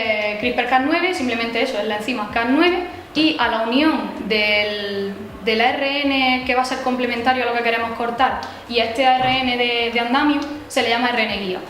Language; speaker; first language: Spanish; native; Spanish